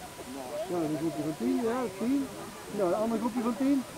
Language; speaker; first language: Dutch; native; Dutch